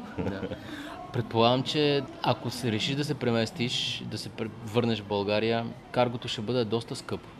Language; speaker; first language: Bulgarian; native; Bulgarian